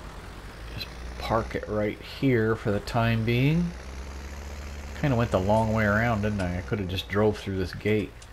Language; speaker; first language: English; native; English